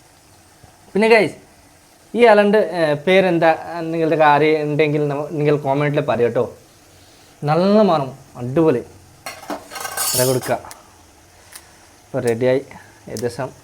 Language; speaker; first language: Malayalam; early bilingual, heritage; Malayalam